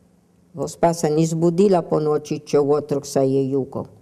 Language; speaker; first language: Slovenian; early bilingual, heritage; Slovenian